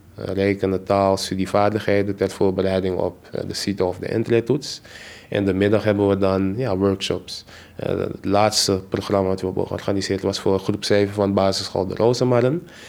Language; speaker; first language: Dutch; native; Dutch